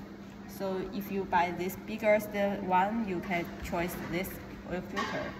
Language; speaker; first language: English; non-native, learner; Chinese